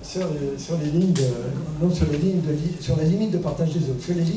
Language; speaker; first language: French; native; French